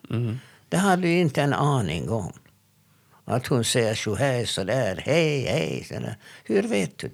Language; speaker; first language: Swedish; non-native, fluent; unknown